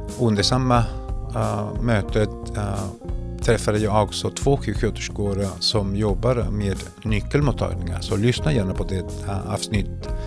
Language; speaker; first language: Swedish; non-native, fluent; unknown